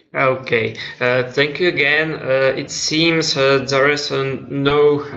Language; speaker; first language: English; non-native, fluent; Czech